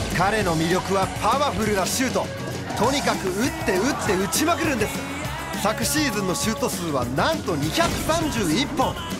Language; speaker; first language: Japanese; native; Japanese